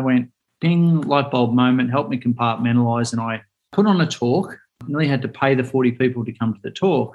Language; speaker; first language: English; native; English